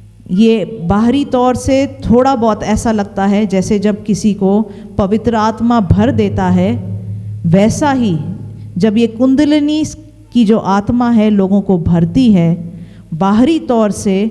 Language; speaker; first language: Hindi; native; Hindi